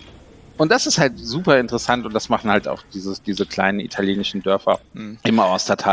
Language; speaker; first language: German; native; German